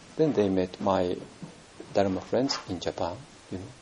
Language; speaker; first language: English; non-native, fluent; Japanese